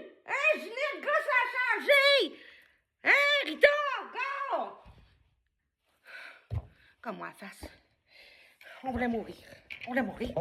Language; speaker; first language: French; native; French